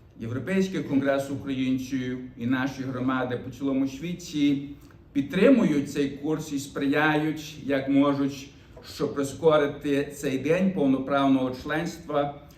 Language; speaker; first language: Ukrainian; early bilingual, heritage; Ukrainian